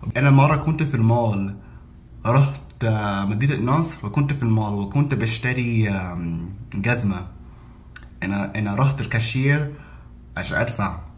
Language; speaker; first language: Egyptian Arabic; non-native, fluent; English